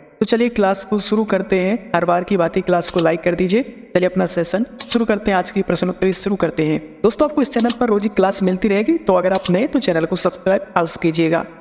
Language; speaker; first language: Hindi; native; Hindi